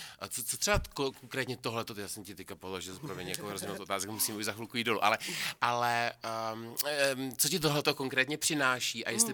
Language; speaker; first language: Czech; native; Czech